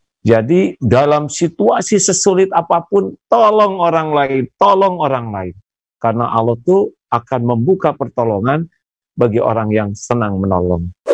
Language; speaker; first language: Indonesian; non-native, local second language; Sundanese